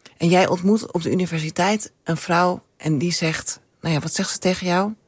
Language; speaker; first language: Dutch; native; Dutch